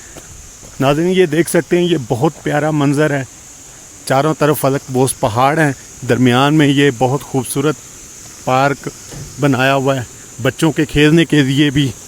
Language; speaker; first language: Hindi; non-native, local second language; Punjabi